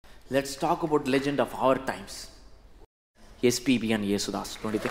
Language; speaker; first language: English; non-native, local second language; Tamil